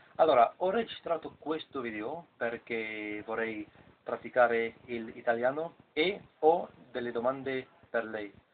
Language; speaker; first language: Italian; non-native, fluent; English